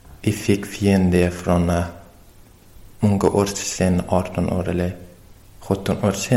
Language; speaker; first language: Swedish; non-native, learner; Persian